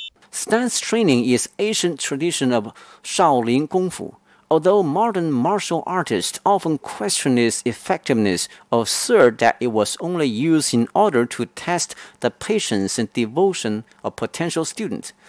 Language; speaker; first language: English; non-native, fluent; Chinese